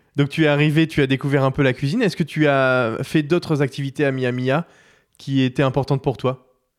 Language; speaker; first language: French; native; French